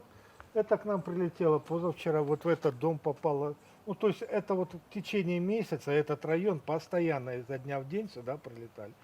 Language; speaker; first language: Russian; native; Russian